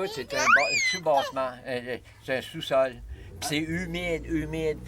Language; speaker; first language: French; native; French